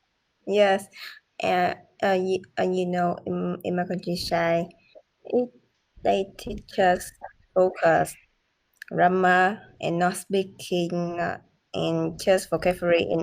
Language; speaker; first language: English; non-native, learner; Vietnamese